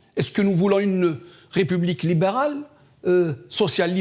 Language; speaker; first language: French; non-native, local second language; Kabyle